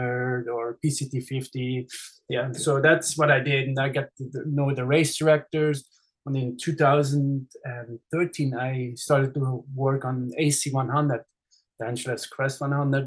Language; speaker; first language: English; non-native, fluent; Swiss German